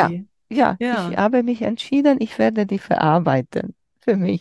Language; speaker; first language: German; non-native, learner; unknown